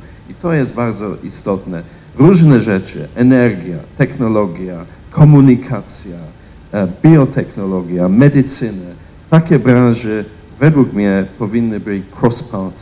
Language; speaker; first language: Polish; non-native, fluent; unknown